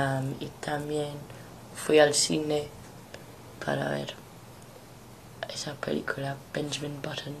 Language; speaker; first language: Spanish; non-native, fluent; English